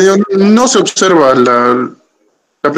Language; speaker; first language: Spanish; native; Spanish